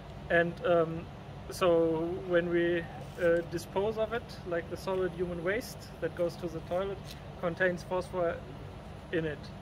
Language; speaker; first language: English; non-native, fluent; German